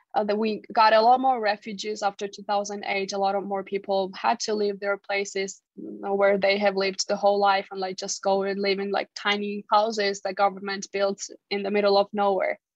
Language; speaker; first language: English; non-native, fluent; Georgian